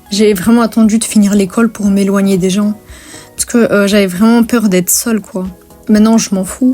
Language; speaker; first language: French; native; French